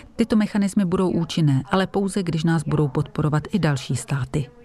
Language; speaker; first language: Czech; non-native, fluent; Hungarian